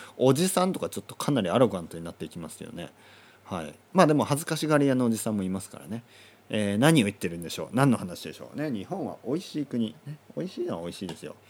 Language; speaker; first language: Japanese; native; Japanese